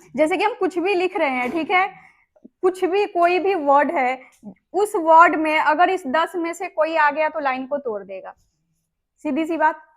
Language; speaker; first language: Hindi; native; Hindi